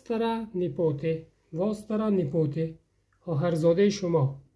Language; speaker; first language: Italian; non-native, fluent; Persian